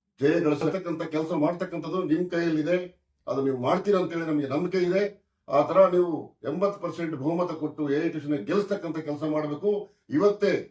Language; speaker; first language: Kannada; native; Kannada